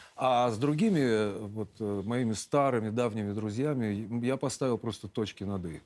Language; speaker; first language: Russian; native; Russian